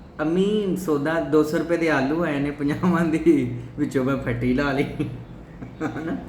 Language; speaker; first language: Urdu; non-native, local second language; Punjabi